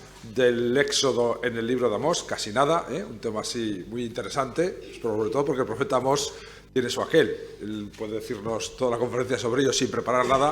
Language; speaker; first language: Spanish; native; Spanish